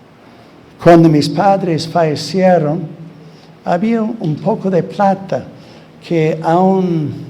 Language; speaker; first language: Spanish; non-native, fluent; English